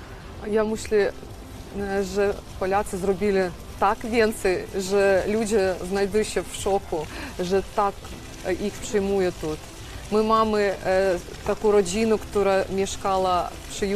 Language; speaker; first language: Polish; non-native, learner; Ukrainian